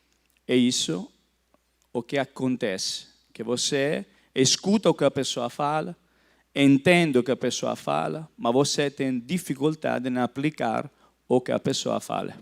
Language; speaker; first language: Portuguese; non-native, fluent; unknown